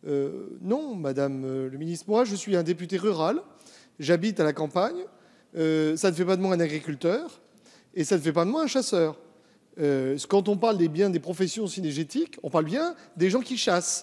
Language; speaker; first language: French; native; French